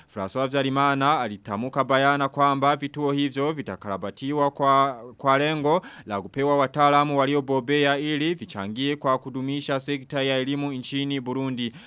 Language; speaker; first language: Swahili; non-native, local second language; Rundi